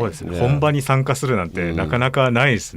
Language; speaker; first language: Japanese; native; Japanese